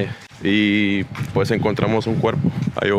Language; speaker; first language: Spanish; native; Spanish